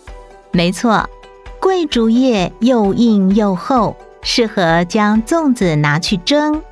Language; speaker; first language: Chinese; native; Chinese